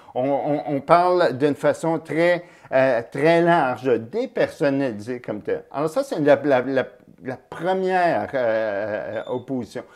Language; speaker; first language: French; native; French